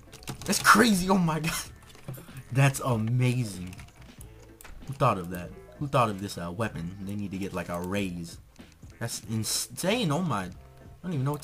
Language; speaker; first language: English; native; English